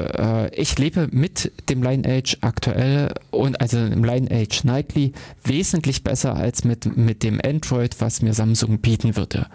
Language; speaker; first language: German; native; German